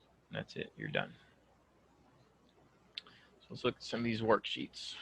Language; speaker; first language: English; native; English